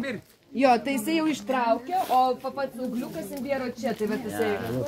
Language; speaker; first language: Lithuanian; native; Lithuanian